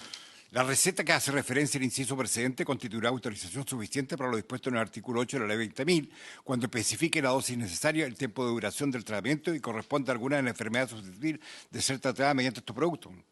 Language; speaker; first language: Spanish; native; Spanish